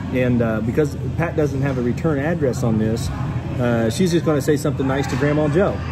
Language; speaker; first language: English; native; English